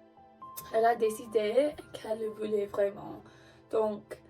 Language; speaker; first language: French; non-native, learner; English